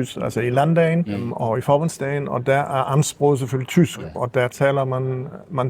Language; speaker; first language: Danish; early bilingual, heritage; Danish